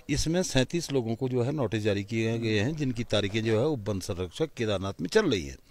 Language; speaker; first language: Hindi; native; Hindi